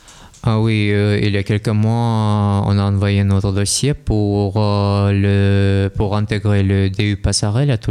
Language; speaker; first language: French; non-native, learner; Russian